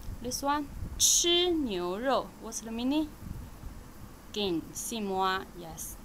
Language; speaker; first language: English; non-native, learner; Chinese